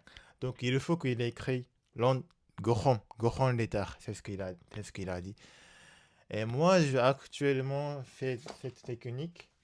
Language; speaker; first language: French; non-native, learner; Japanese